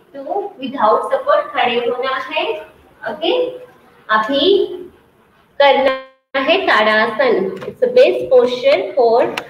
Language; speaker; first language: Hindi; non-native, local second language; Gujarati